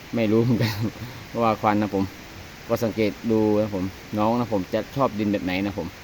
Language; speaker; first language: Thai; native; Thai